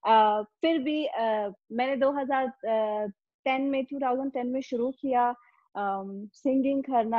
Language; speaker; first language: Hindi; non-native, fluent; Pashto